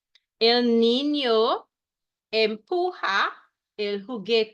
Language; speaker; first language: Spanish; non-native, fluent; English